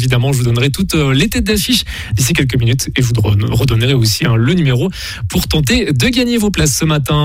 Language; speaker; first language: French; native; French